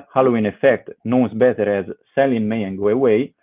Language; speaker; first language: English; non-native, fluent; Italian